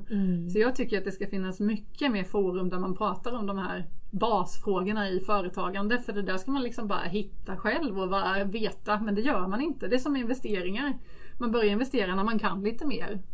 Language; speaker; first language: Swedish; native; Swedish